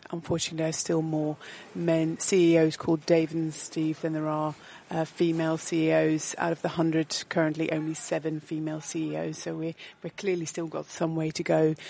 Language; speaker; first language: English; non-native, fluent; Dutch